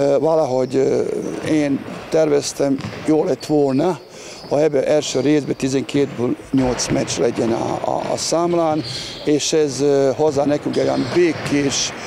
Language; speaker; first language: Hungarian; non-native, learner; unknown